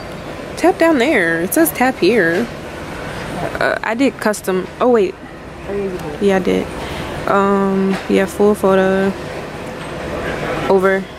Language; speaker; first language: English; native; English